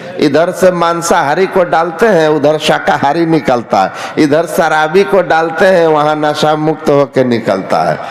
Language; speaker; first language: Hindi; native; Hindi